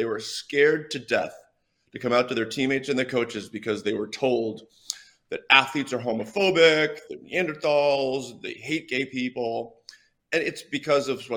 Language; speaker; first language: English; native; English